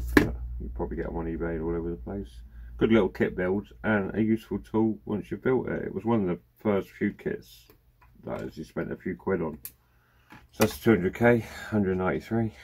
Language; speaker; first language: English; native; English